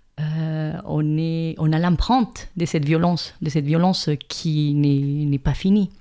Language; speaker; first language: French; non-native, fluent; Spanish